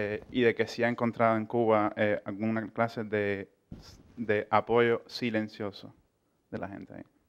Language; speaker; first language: Spanish; native; Spanish